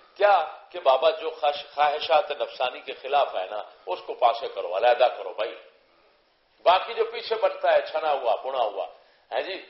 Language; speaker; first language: Urdu; non-native, local second language; Punjabi